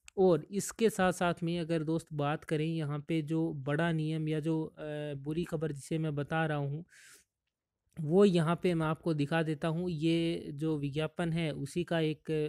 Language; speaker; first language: Hindi; native; Hindi